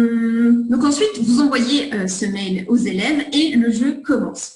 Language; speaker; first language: French; native; French